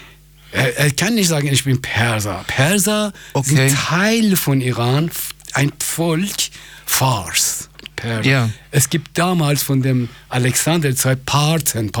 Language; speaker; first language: German; non-native, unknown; Persian